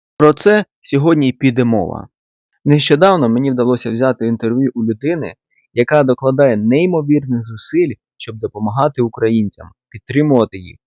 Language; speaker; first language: Ukrainian; native; Ukrainian